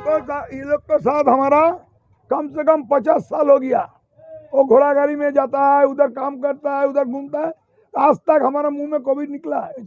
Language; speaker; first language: Hindi; non-native, local second language; Bangla